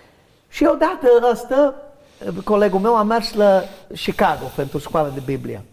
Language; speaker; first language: Romanian; non-native, learner; English